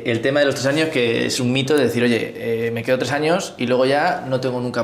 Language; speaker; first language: Spanish; native; Spanish